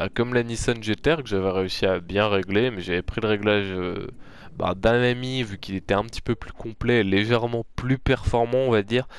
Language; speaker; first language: French; native; French